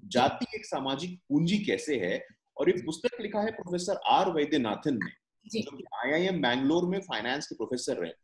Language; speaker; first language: Hindi; native; Hindi